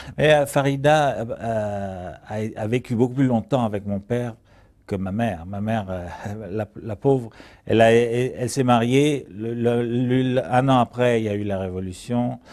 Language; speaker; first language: French; early bilingual, other home language; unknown